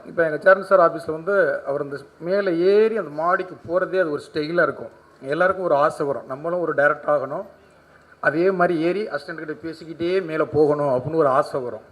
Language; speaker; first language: Tamil; native; Tamil